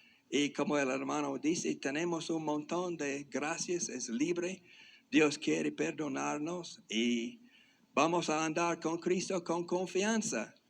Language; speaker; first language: Spanish; non-native, fluent; English